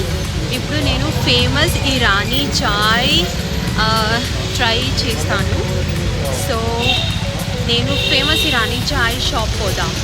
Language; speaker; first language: Telugu; non-native, local second language; Kannada